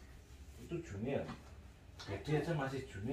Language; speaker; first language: Indonesian; native; Indonesian